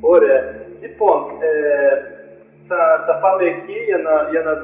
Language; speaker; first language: Greek; non-native, fluent; Portuguese